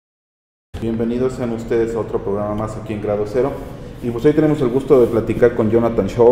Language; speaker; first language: Spanish; native; Spanish